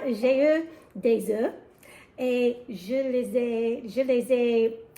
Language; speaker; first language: French; non-native, learner; English